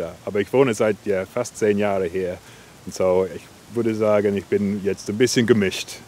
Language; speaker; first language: German; non-native, fluent; English